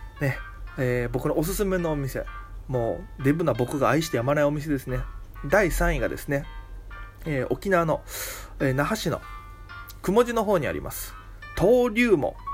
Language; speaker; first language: Japanese; native; Japanese